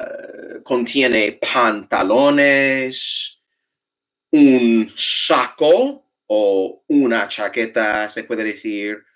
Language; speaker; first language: Spanish; non-native, fluent; English